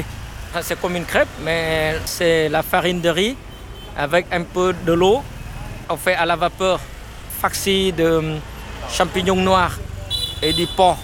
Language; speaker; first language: French; non-native, fluent; Vietnamese